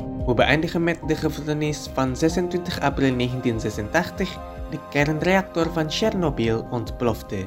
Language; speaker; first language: Dutch; non-native, fluent; Indonesian